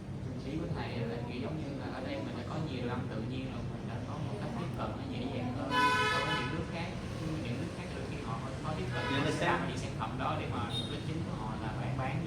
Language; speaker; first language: Vietnamese; native; Vietnamese